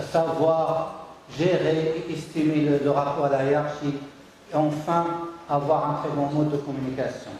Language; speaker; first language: French; non-native, local second language; Arabic